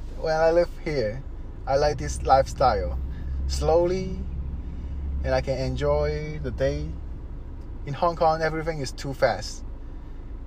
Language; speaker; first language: English; non-native, local second language; Cantonese